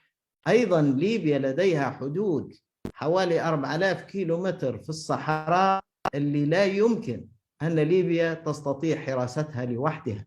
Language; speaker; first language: Arabic; native; Arabic